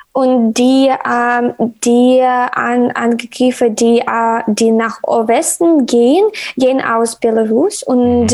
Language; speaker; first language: German; non-native, learner; Ukrainian